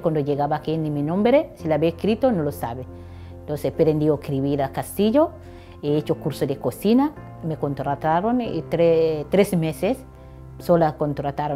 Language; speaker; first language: Spanish; non-native, learner; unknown